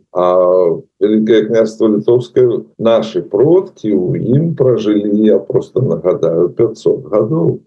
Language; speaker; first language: Belarusian; non-native, local second language; Russian